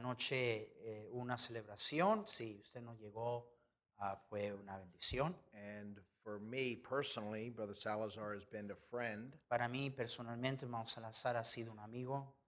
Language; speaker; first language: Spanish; non-native, fluent; English